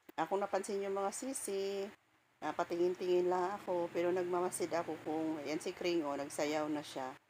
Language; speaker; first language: Filipino; non-native, local second language; Cebuano